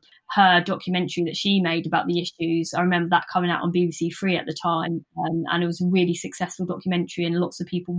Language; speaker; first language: English; native; English